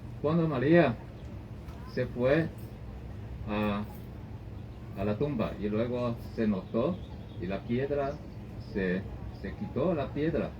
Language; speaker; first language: Spanish; non-native, learner; Chinese